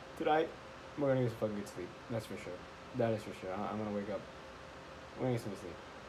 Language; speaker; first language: English; native; English